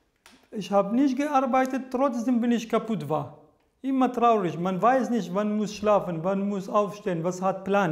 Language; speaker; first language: German; non-native, learner; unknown